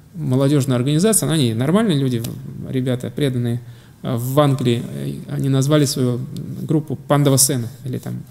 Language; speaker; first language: Russian; non-native, fluent; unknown